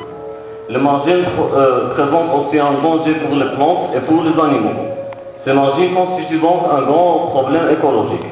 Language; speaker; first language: French; non-native, local second language; Arabic